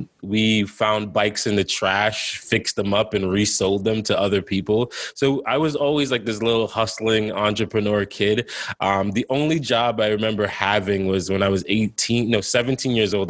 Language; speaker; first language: English; native; English